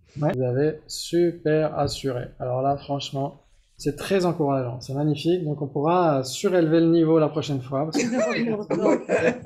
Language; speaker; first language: French; native; French